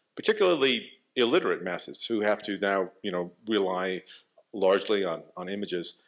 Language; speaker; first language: English; native; English